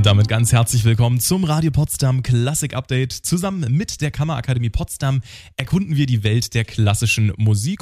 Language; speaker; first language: German; native; German